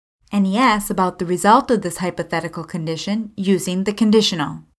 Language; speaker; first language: English; native; English